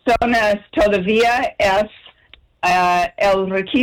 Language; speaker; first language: Spanish; non-native, learner; English